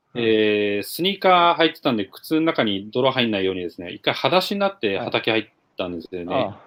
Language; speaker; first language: Japanese; native; Japanese